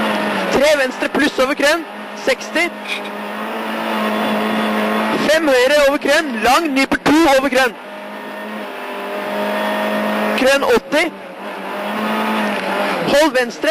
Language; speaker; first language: Norwegian; native; Norwegian